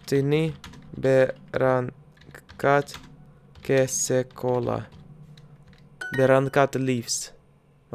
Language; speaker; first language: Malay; non-native, learner; Russian